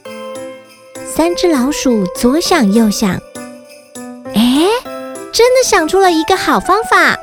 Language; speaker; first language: Chinese; native; Chinese